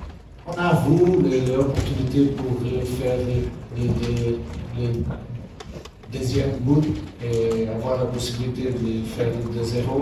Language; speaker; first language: French; non-native, learner; Portuguese